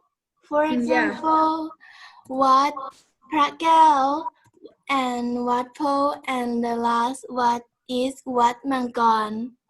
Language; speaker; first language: English; non-native, learner; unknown